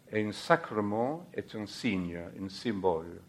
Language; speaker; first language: French; non-native, fluent; English